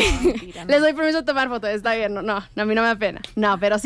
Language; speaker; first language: Spanish; native; Spanish